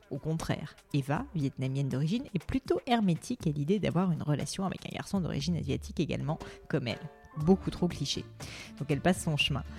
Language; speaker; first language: French; native; French